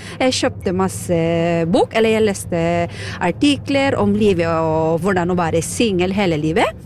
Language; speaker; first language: Norwegian; non-native, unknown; Filipino